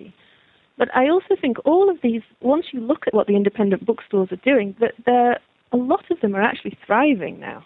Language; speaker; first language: English; native; English